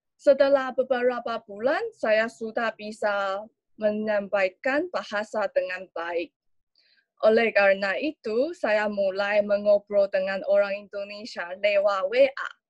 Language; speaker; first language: Indonesian; non-native, learner; Chinese